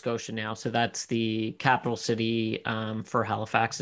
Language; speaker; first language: English; native; English